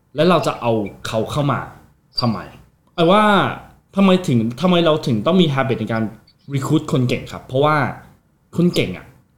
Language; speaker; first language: Thai; non-native, fluent; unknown